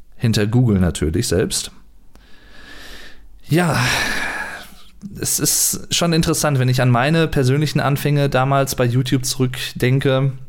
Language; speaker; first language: German; native; German